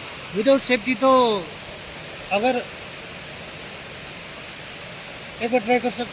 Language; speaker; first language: Hindi; non-native, local second language; Nepali